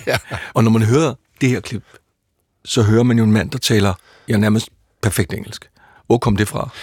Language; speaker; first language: Danish; native; Danish